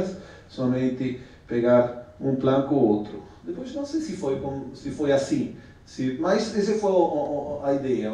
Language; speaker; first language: Portuguese; non-native, fluent; Spanish